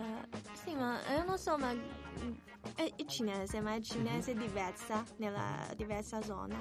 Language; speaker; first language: Italian; non-native, learner; Chinese